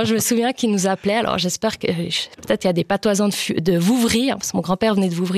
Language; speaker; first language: French; native; French